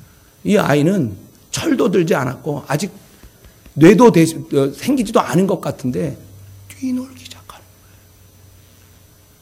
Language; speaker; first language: Korean; native; Korean